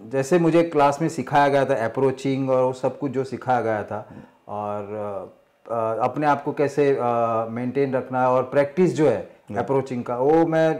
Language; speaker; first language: Hindi; non-native, local second language; Marathi